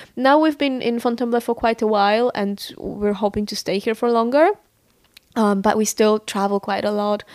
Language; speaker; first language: English; non-native, fluent; Polish